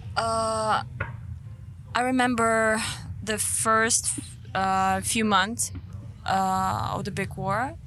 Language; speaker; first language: English; non-native, fluent; Ukrainian